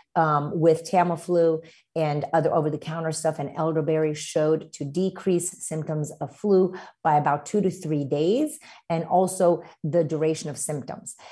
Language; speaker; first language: English; early bilingual, other home language; Romanian